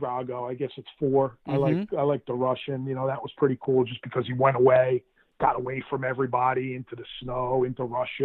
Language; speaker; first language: English; native; English